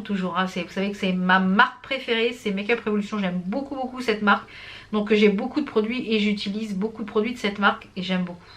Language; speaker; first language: French; native; French